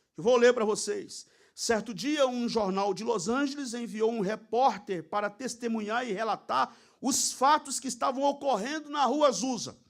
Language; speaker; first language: Portuguese; native; Portuguese